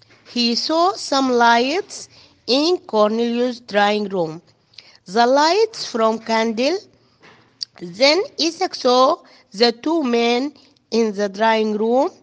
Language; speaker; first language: English; non-native, fluent; Arabic